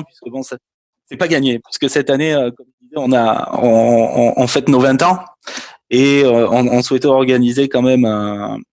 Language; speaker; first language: French; native; French